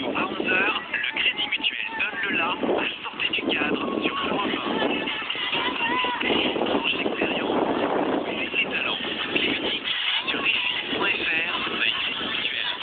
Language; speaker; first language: French; native; French